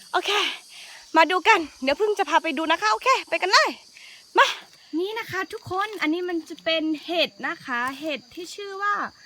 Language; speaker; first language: Thai; non-native, local second language; S'gaw Karen